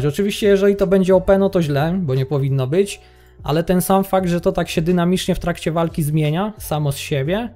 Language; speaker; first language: Polish; native; Polish